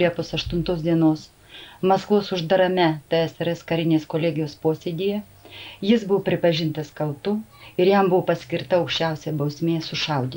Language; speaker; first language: Lithuanian; native; Lithuanian